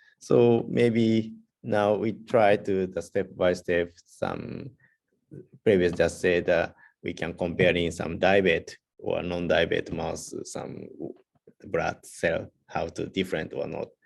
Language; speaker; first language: English; non-native, learner; Japanese